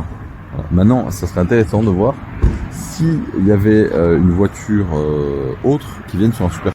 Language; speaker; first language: French; native; French